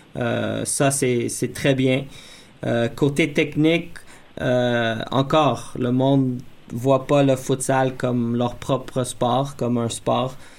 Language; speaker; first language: French; native; French